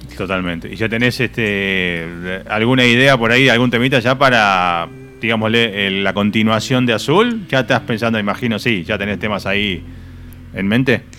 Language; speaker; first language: Spanish; native; Spanish